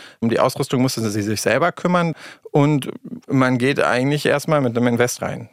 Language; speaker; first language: German; native; German